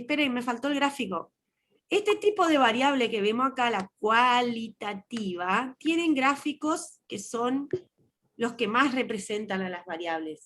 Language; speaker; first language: Spanish; native; Spanish